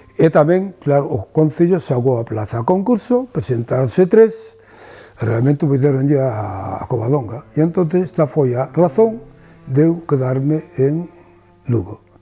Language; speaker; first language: Galician; native; Galician